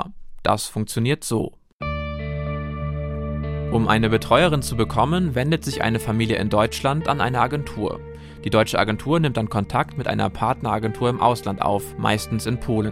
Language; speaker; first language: German; native; German